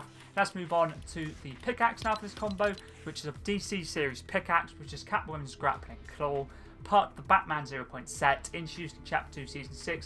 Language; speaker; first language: English; native; English